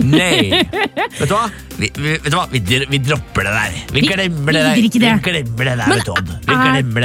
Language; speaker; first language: Norwegian; native; Norwegian